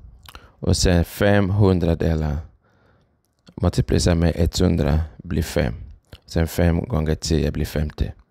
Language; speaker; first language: Swedish; non-native, fluent; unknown